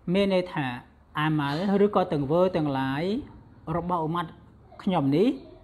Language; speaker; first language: Khmer; non-native, local second language; Western Cham